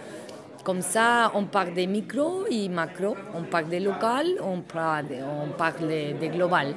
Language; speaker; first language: French; non-native, learner; Spanish